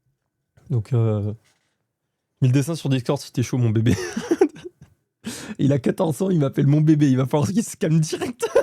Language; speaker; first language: French; native; French